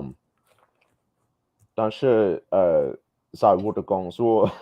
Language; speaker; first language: Chinese; non-native, learner; English